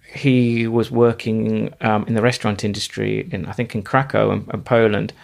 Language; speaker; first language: English; native; English